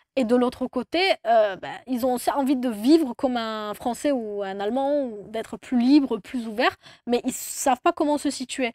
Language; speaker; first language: French; non-native, fluent; Turkish